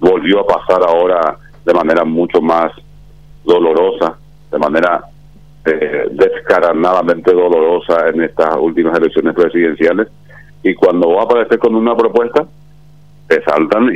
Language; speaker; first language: Spanish; native; Spanish